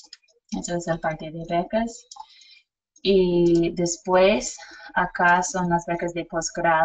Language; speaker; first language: Spanish; non-native, fluent; English